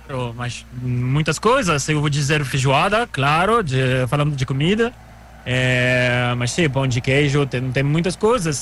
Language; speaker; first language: Portuguese; non-native, learner; French